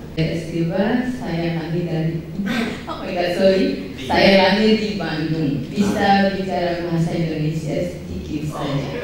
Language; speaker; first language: Indonesian; non-native, learner; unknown